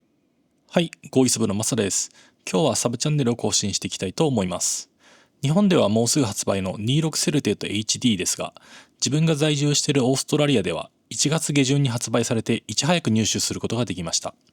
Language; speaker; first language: Japanese; native; Japanese